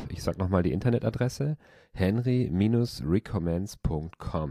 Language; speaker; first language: German; native; German